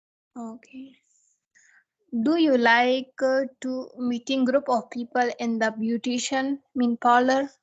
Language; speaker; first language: English; non-native, learner; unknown